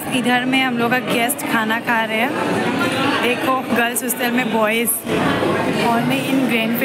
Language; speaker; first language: Hindi; non-native, local second language; Assamese